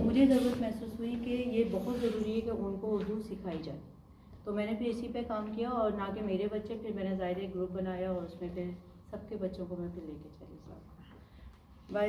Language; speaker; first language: Urdu; native; Urdu